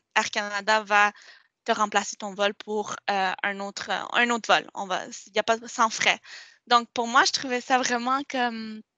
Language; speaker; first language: French; non-native, local second language; Spanish